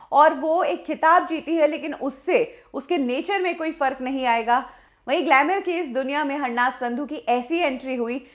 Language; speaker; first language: Hindi; native; Hindi